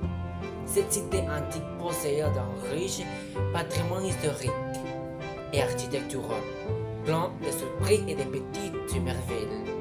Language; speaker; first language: French; non-native, learner; Spanish